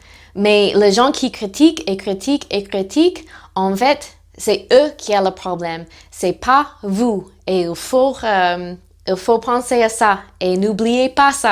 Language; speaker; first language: French; non-native, fluent; English